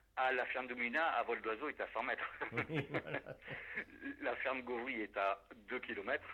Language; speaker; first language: French; native; French